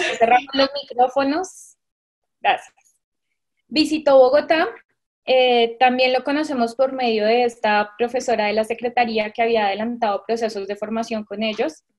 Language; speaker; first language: Spanish; native; Spanish